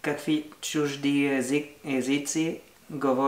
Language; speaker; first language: Bulgarian; non-native, learner; French